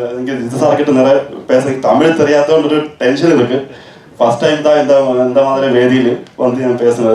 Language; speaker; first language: Tamil; non-native, learner; Malayalam